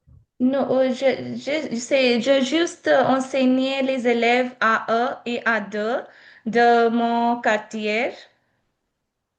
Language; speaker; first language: French; non-native, learner; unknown